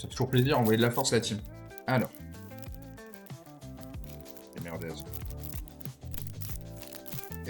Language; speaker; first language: French; native; French